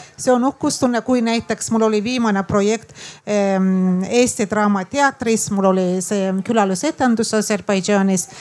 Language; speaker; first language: Estonian; non-native, fluent; Azerbaijani